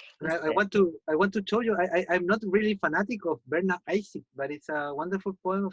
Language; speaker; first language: English; non-native, fluent; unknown